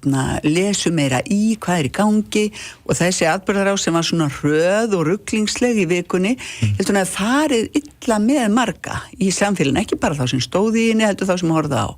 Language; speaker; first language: Icelandic; native; Icelandic